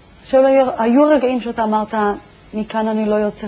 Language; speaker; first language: Hebrew; native; Hebrew